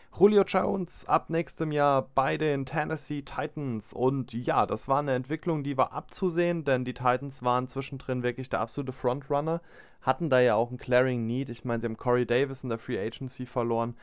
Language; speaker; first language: German; native; German